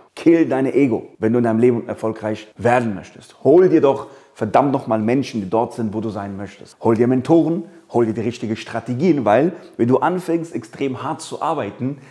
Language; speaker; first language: German; early bilingual, other home language; Persian